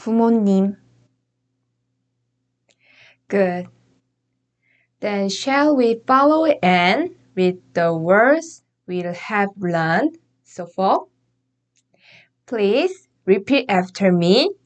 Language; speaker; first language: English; non-native, fluent; Korean